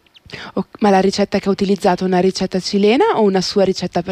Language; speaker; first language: Italian; native; Italian